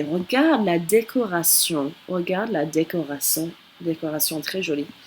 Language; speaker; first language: French; non-native, fluent; English